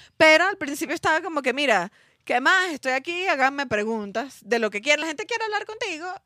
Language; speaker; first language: Spanish; native; Spanish